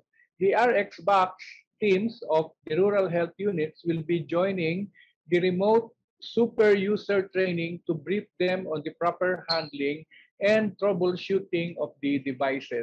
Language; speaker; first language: English; non-native, local second language; Filipino